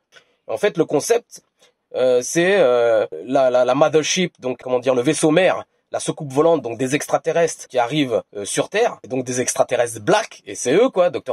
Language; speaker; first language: French; native; French